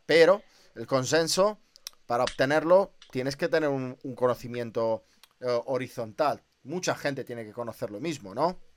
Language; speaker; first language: Spanish; native; Spanish